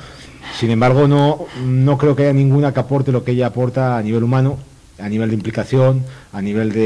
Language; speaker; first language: Spanish; native; Spanish